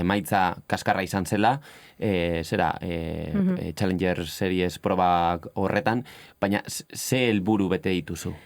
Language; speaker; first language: Basque; native; Basque